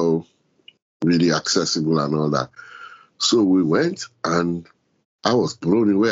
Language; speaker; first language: English; non-native, local second language; Yoruba